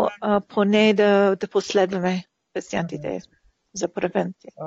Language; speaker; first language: Bulgarian; early bilingual, heritage; Bulgarian